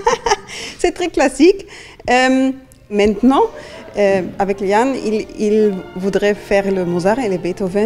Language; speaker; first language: French; non-native, learner; German